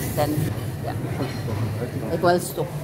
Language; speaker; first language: Dutch; non-native, learner; Filipino